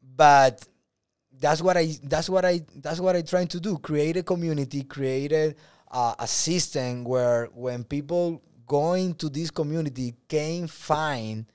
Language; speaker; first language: English; non-native, learner; Spanish